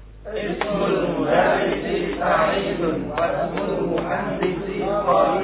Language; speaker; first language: Arabic; non-native, learner; Indonesian